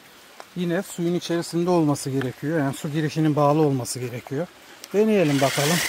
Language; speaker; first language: Turkish; native; Turkish